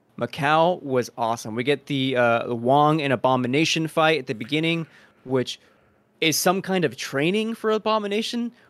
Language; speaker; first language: English; early bilingual, other home language; Spanish